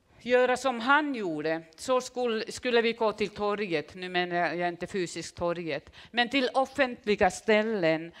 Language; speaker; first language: Swedish; non-native, fluent; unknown